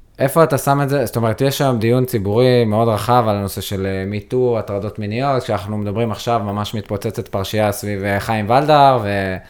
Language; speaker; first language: Hebrew; native; Hebrew